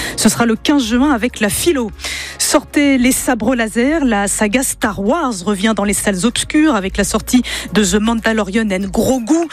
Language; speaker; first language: French; native; French